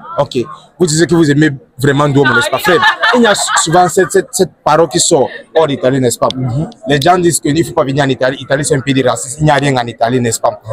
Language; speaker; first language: French; non-native, local second language; English